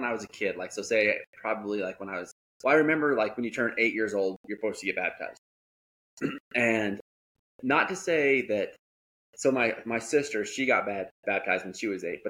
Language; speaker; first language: English; native; English